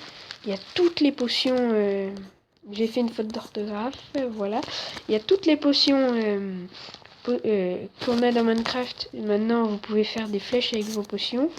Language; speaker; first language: French; native; French